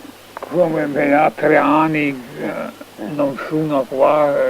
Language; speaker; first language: Italian; non-native, learner; Slovenian